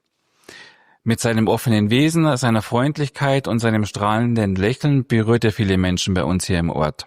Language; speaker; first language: German; native; German